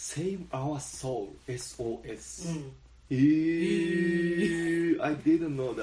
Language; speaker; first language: English; non-native, learner; Japanese